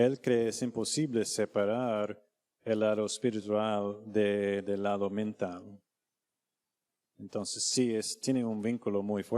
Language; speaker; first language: Spanish; non-native, fluent; English